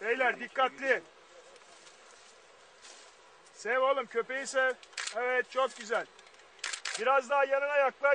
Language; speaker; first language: Turkish; native; Turkish